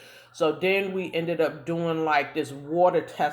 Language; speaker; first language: English; native; English